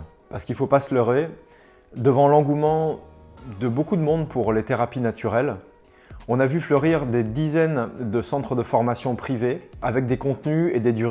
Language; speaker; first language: French; native; French